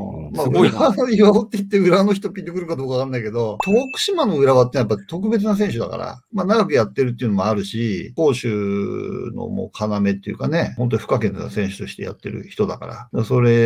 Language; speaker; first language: Japanese; native; Japanese